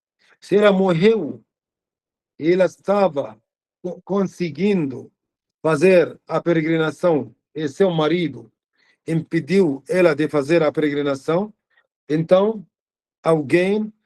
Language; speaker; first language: Portuguese; non-native, fluent; Arabic